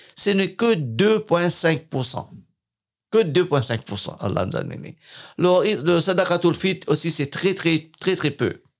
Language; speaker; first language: French; non-native, fluent; English